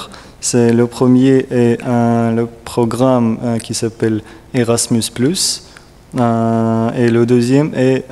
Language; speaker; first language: French; non-native, learner; Russian